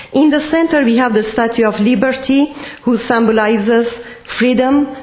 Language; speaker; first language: English; non-native, fluent; Persian